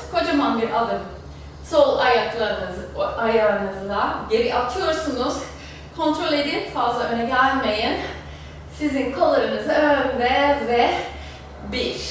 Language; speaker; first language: Turkish; non-native, fluent; German